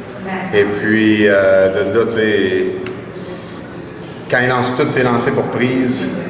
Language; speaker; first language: French; native; French